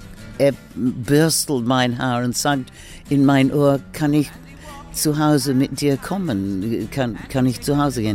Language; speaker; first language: German; non-native, learner; English